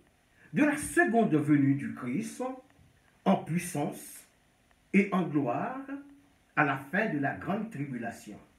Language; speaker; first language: French; non-native, local second language; Haitian Creole